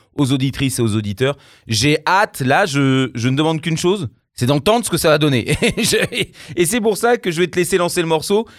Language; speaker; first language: French; native; French